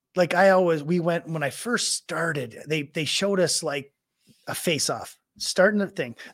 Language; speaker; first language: English; native; English